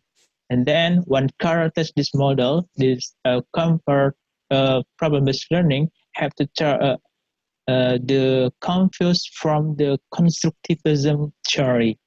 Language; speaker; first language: English; non-native, learner; Indonesian